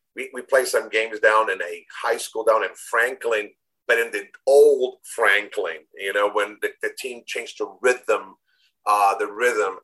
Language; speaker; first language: English; non-native, fluent; Spanish